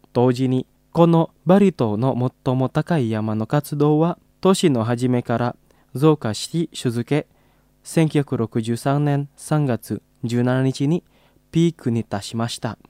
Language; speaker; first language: Japanese; non-native, fluent; Indonesian